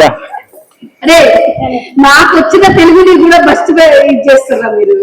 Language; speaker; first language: Telugu; non-native, local second language; Bangla